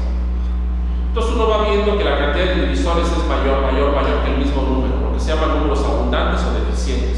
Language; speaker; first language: Spanish; native; Spanish